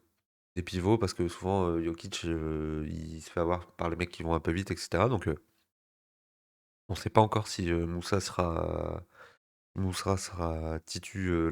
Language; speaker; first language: French; native; French